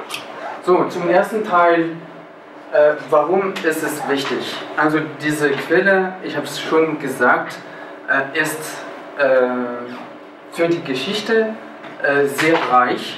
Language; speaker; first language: German; non-native, fluent; French